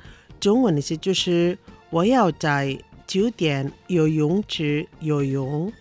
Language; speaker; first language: Chinese; non-native, fluent; Indonesian